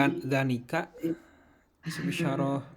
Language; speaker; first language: Arabic; non-native, learner; Indonesian